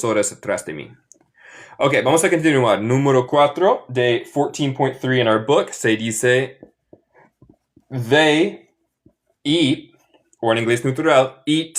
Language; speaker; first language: Spanish; non-native, fluent; English